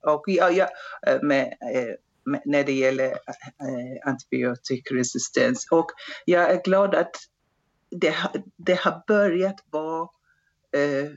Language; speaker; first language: Swedish; non-native, fluent; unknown